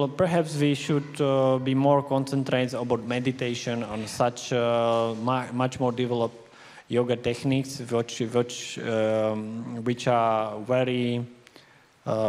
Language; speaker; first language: English; non-native, learner; Slovak